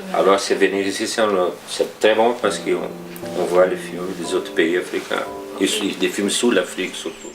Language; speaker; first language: French; non-native, fluent; Portuguese